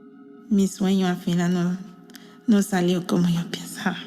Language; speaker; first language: Spanish; non-native, learner; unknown